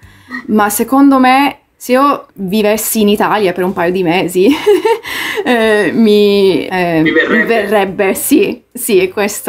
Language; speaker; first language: Italian; early bilingual, heritage; English